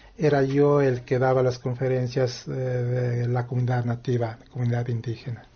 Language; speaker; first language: Spanish; non-native, local second language; Nahuatl languages